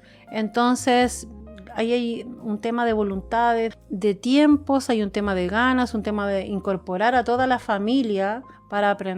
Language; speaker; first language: Spanish; native; Spanish